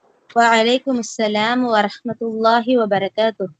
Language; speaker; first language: Arabic; non-native, learner; Tamil